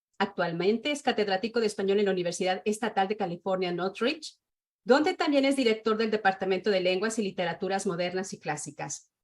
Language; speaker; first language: Spanish; native; Spanish